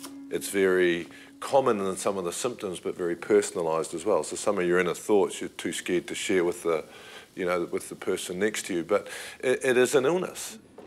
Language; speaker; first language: English; native; English